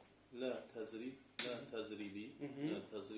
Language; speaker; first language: Arabic; non-native, learner; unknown